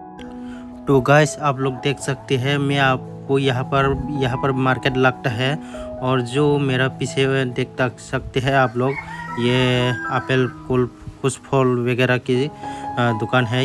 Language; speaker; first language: Hindi; non-native, local second language; Kok Borok